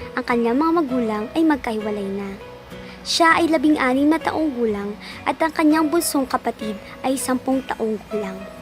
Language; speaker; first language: Filipino; native; Filipino